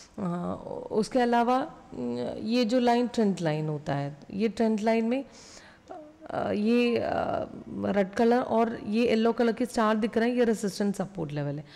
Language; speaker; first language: Hindi; non-native, local second language; Malayalam